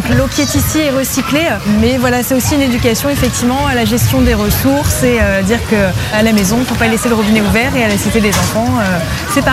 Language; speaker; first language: French; native; French